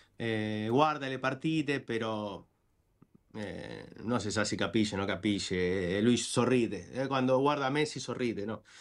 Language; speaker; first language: Italian; non-native, fluent; Spanish